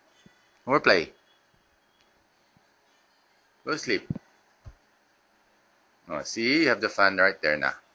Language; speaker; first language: English; non-native, local second language; Filipino